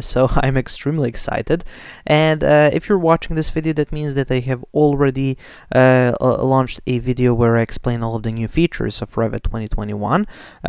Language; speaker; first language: English; non-native, fluent; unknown